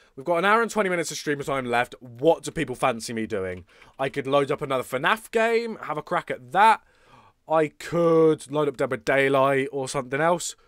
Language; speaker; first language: English; native; English